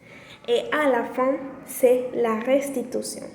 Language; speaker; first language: French; non-native, learner; Spanish